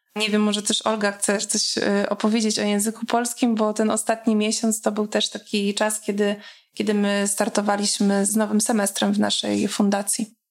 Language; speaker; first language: Polish; native; Polish